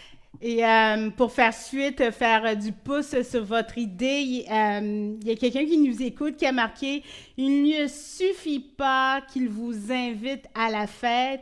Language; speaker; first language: French; native; French